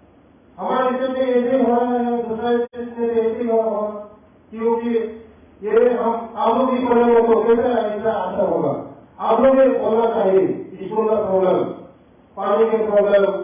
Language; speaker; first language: Hindi; non-native, local second language; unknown